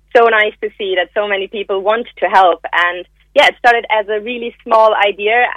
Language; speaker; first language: English; non-native, fluent; German